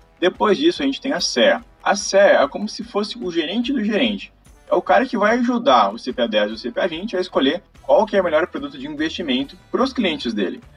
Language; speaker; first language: Portuguese; native; Portuguese